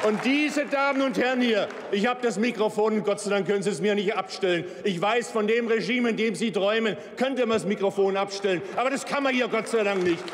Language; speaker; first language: German; native; German